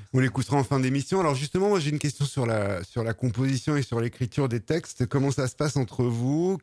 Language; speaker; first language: French; native; French